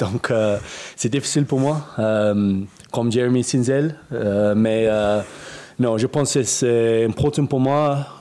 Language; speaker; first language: French; non-native, learner; English